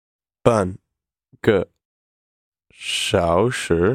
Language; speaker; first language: Chinese; non-native, learner; English